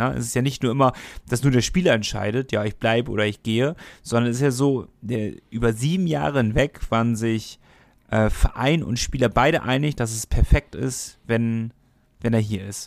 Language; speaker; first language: German; native; German